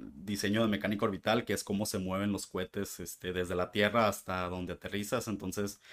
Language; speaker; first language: Spanish; native; Spanish